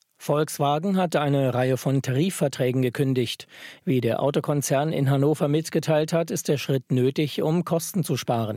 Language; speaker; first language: German; native; German